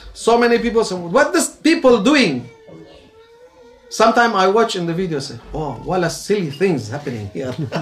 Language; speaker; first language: English; non-native, fluent; Turkish